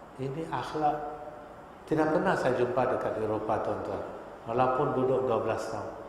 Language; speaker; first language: Malay; non-native, local second language; Tamil